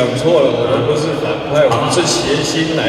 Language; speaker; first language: Chinese; native; Chinese